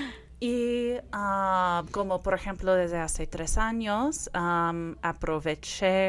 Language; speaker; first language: Spanish; non-native, fluent; English